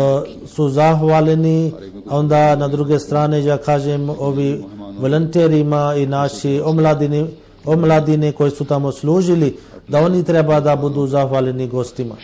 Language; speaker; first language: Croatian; non-native, fluent; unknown